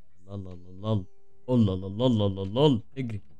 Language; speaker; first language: Arabic; native; Arabic